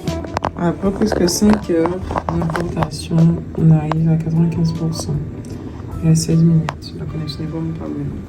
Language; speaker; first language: French; native; French